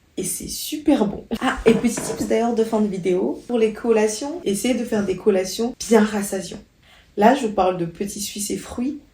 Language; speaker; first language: French; non-native, local second language; Malagasy